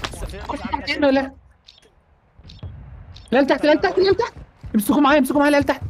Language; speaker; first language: Arabic; native; Arabic